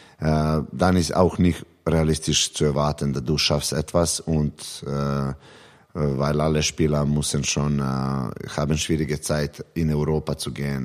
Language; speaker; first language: German; non-native, learner; Serbian